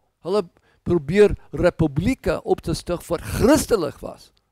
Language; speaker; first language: Dutch; non-native, learner; English